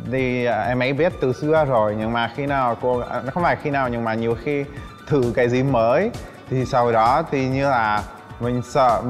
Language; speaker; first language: Vietnamese; non-native, fluent; Czech